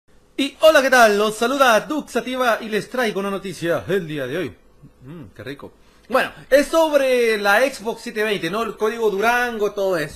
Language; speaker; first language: Spanish; native; Spanish